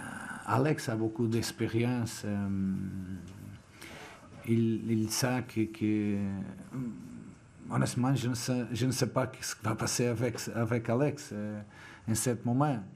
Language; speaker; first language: French; non-native, fluent; Portuguese